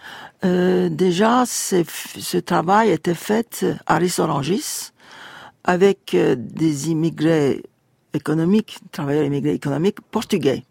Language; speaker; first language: French; non-native, fluent; Turkish